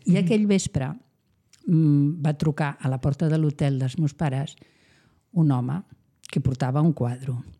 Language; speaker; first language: Catalan; non-native, local second language; Spanish